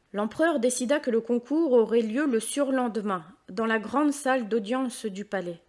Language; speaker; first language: French; native; French